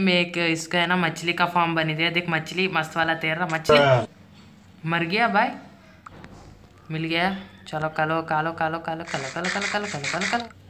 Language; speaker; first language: Hindi; native; Hindi